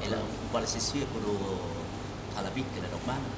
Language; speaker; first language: French; non-native, fluent; Vietnamese